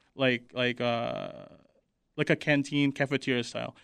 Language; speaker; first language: English; non-native, local second language; Filipino